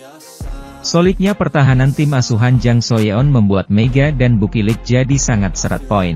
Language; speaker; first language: Indonesian; native; Indonesian